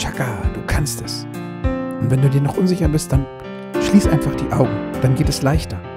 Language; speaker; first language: German; native; German